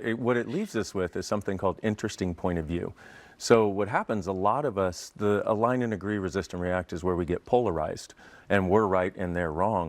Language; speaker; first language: English; native; English